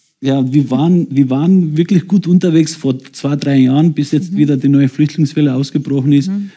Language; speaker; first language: German; non-native, fluent; Bosnian